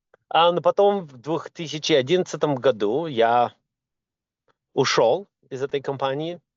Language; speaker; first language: Russian; early bilingual, other home language; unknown